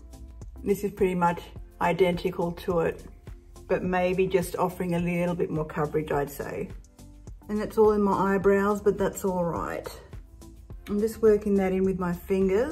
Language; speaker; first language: English; native; English